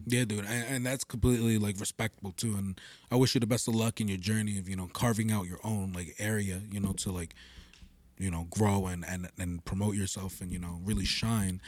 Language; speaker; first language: English; early bilingual, other home language; Spanish